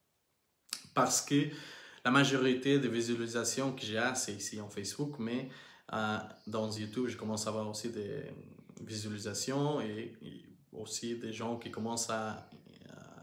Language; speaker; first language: French; non-native, learner; Portuguese